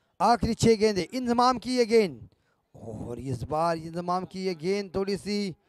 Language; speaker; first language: Hindi; non-native, local second language; Marathi